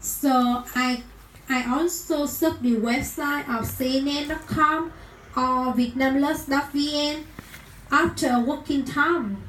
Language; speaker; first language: English; non-native, learner; Vietnamese